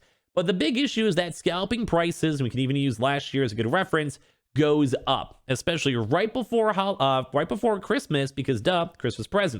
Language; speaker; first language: English; native; English